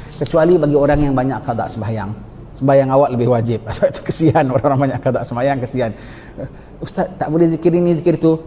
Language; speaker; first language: Malay; native; Malay